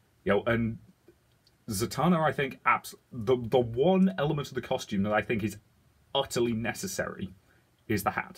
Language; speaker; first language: English; native; English